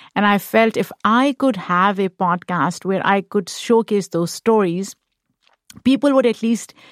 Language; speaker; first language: English; non-native, local second language; Urdu